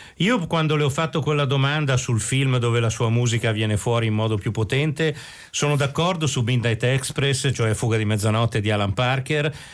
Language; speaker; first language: Italian; native; Italian